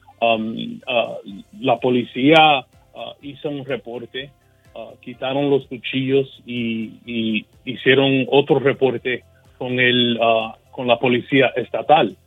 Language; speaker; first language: Spanish; early bilingual, heritage; Spanish